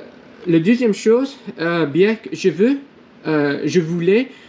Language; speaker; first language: French; non-native, learner; English